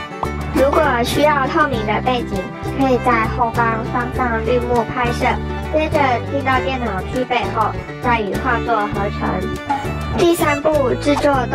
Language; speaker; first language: Chinese; native; Chinese